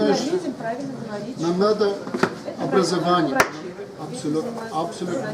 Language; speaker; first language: Russian; non-native, learner; Polish